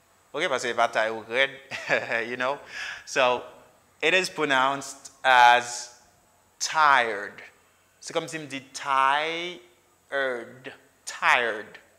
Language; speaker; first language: English; non-native, fluent; Haitian Creole